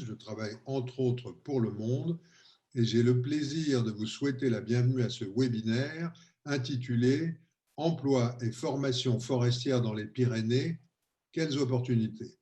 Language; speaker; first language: French; native; French